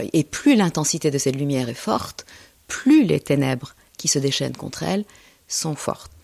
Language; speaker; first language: French; early bilingual, other home language; Persian